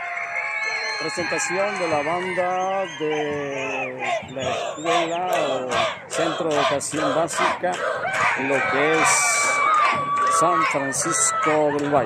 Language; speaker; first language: Spanish; native; Spanish